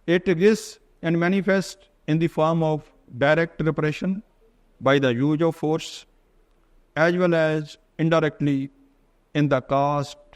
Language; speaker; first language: English; non-native, local second language; Punjabi